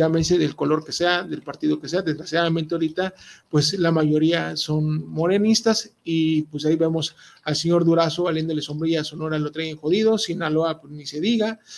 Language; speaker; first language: Spanish; native; Spanish